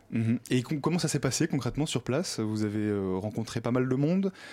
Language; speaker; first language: French; native; French